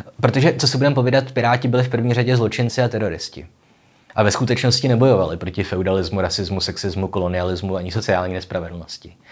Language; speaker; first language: Czech; native; Czech